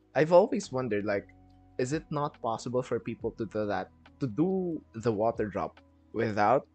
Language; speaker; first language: English; non-native, local second language; Filipino